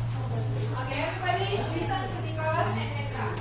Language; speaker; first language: English; non-native, fluent; Indonesian